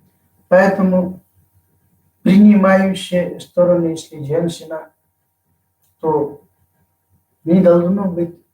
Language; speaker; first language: Russian; non-native, fluent; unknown